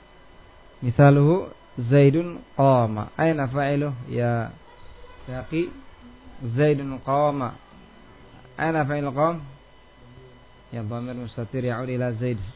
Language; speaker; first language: Arabic; non-native, fluent; Indonesian